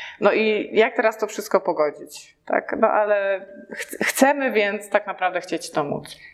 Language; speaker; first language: Polish; native; Polish